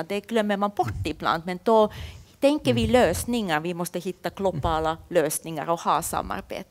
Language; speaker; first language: Swedish; non-native, fluent; Finnish